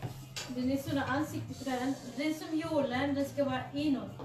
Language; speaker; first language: Swedish; non-native, learner; Cebuano